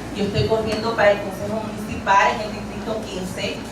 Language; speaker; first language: Spanish; early bilingual, heritage; Spanish